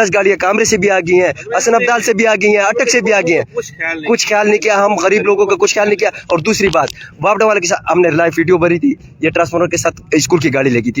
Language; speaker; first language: Urdu; native; Urdu